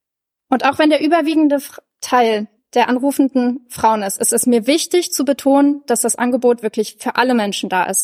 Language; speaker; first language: German; native; German